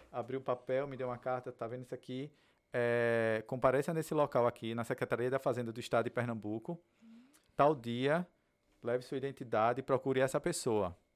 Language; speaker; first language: Portuguese; native; Portuguese